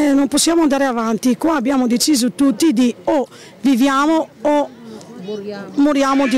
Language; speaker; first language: Italian; non-native, fluent; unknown